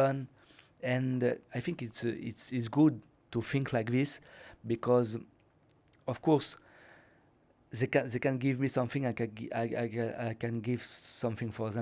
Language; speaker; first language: English; non-native, learner; French